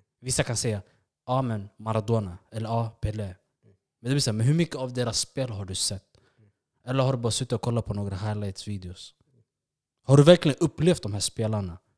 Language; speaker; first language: Swedish; early bilingual, other home language; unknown